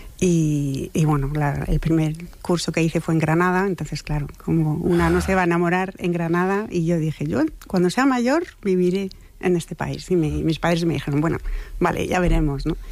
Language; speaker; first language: Spanish; non-native, fluent; French